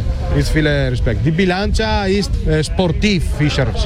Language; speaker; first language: German; non-native, learner; Italian